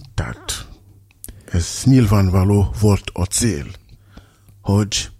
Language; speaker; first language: Hungarian; non-native, fluent; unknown